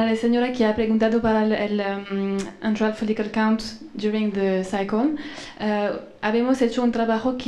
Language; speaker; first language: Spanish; non-native, fluent; French